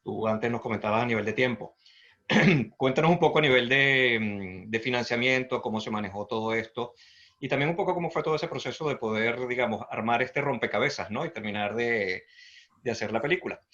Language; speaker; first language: Spanish; native; Spanish